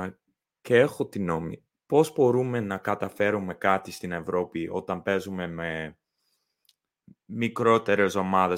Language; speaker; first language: Greek; non-native, learner; English